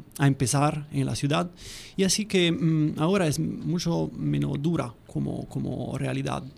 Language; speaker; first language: Spanish; non-native, fluent; Italian